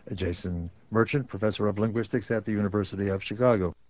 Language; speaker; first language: English; native; English